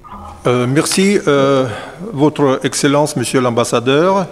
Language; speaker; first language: French; non-native, fluent; Russian